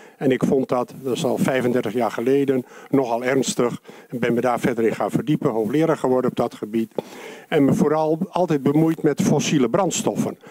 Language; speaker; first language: Dutch; non-native, local second language; Western Frisian